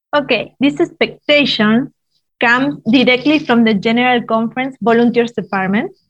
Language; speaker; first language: English; non-native, fluent; Spanish